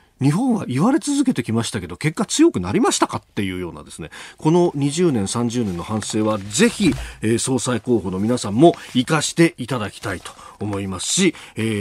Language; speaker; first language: Japanese; native; Japanese